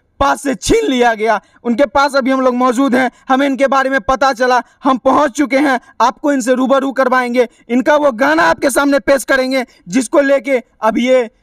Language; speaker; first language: Hindi; native; Hindi